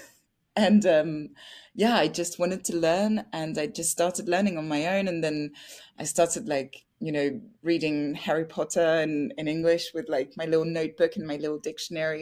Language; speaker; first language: English; non-native, fluent; French